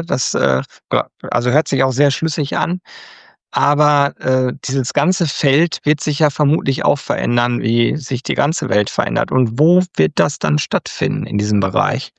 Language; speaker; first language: German; native; German